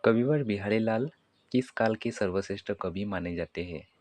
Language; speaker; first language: Hindi; non-native, local second language; Assamese